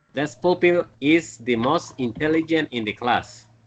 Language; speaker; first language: English; non-native, learner; Spanish